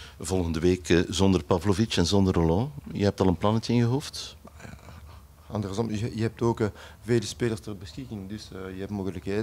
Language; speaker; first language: Dutch; native; Dutch